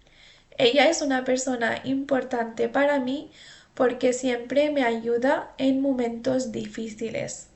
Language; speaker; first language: Spanish; non-native, fluent; Urdu